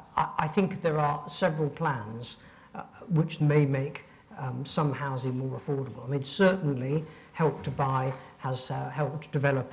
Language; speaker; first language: English; native; English